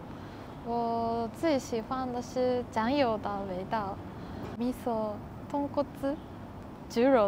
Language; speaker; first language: Chinese; non-native, learner; Japanese